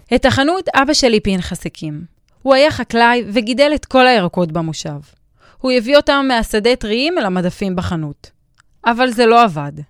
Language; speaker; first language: Hebrew; native; Hebrew